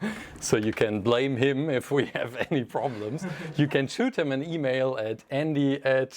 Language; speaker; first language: English; non-native, fluent; German